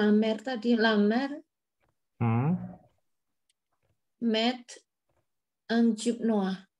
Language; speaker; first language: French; non-native, learner; Indonesian